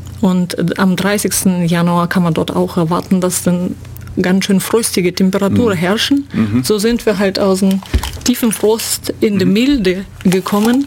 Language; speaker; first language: German; non-native, fluent; Russian